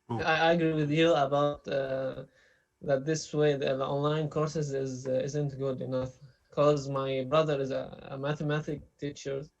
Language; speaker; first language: English; non-native, learner; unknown